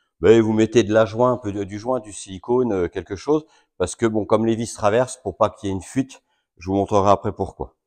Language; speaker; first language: French; native; French